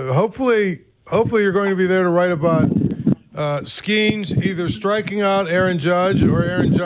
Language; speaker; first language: English; native; English